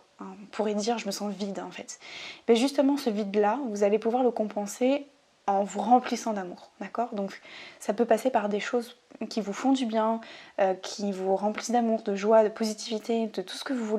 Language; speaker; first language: French; native; French